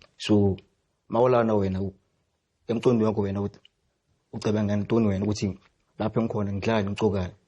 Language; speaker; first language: Zulu; non-native, local second language; Tswana